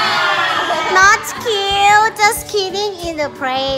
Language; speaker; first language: English; non-native, learner; Thai